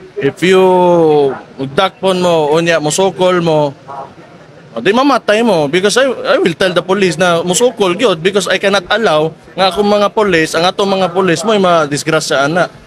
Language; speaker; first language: Cebuano; native; Cebuano